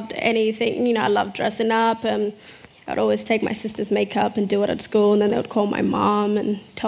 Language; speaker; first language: English; early bilingual, other home language; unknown